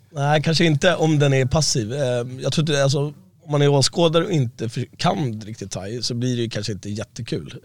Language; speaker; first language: Swedish; native; Swedish